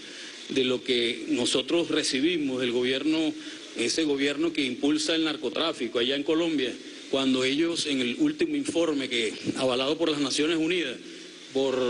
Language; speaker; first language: Spanish; native; Spanish